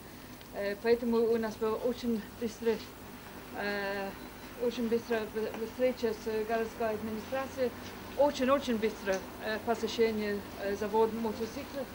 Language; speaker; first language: Russian; non-native, fluent; English